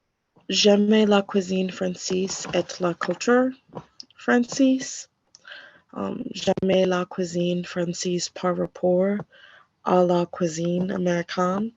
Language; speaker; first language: French; non-native, learner; English